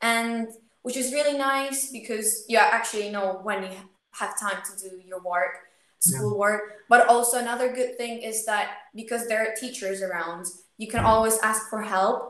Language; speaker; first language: English; non-native, fluent; Ukrainian